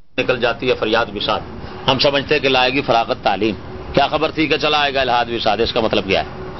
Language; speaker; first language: Urdu; non-native, local second language; Punjabi